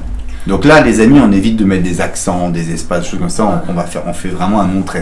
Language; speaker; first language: French; native; French